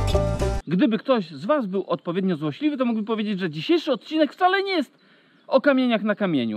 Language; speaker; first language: Polish; native; Polish